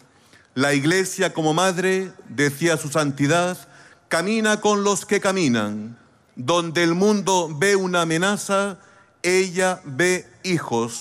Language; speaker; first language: Spanish; native; Spanish